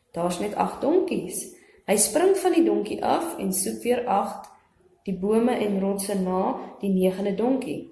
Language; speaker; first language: Afrikaans; non-native, local second language; English